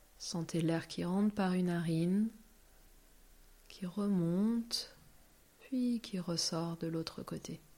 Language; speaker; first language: French; native; French